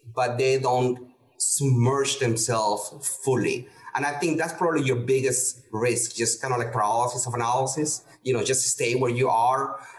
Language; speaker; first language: English; non-native, fluent; Spanish